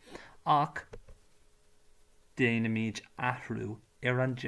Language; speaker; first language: Irish; non-native, local second language; English